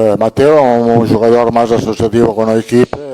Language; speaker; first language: Portuguese; non-native, fluent; Italian